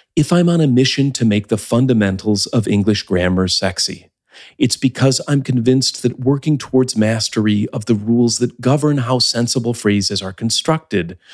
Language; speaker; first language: English; native; English